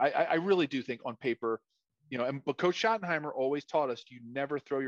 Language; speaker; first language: English; native; English